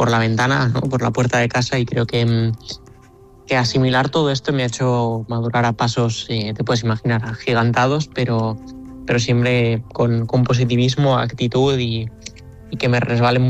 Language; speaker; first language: Spanish; native; Spanish